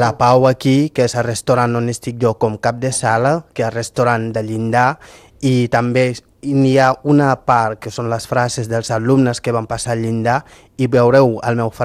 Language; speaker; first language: Catalan; non-native, local second language; Fula